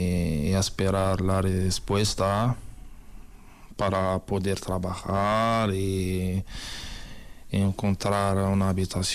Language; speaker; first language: Spanish; non-native, learner; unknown